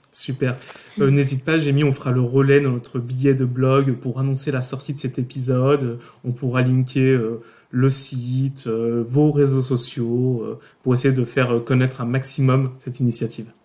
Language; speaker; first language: French; native; French